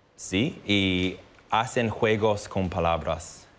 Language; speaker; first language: Spanish; non-native, fluent; English